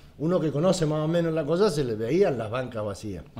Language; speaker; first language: Spanish; native; Spanish